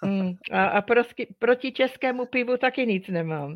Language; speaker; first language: Czech; non-native, fluent; English